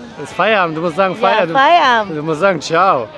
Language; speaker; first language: German; native; German